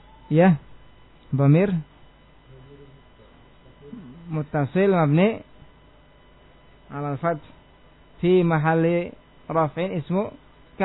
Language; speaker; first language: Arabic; non-native, fluent; Indonesian